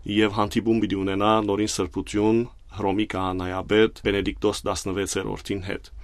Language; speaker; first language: Armenian; early bilingual, heritage; Armenian